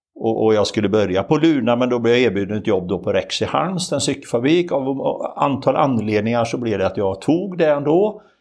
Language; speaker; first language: Swedish; native; Swedish